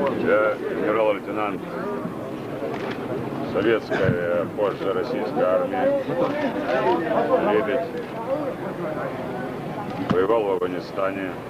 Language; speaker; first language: Russian; native; Russian